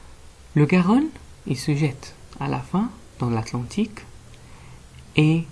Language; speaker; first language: French; non-native, fluent; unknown